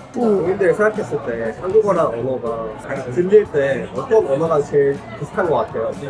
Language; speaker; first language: Korean; native; Korean